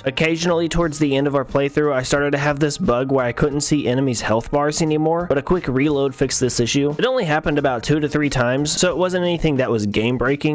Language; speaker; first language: English; native; English